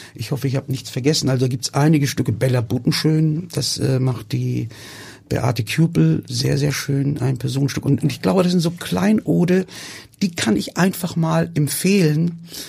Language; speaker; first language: German; early bilingual, other home language; Turkish